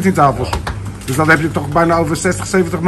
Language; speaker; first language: Dutch; native; Dutch